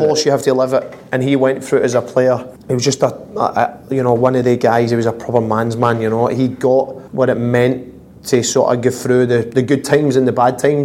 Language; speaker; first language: English; native; English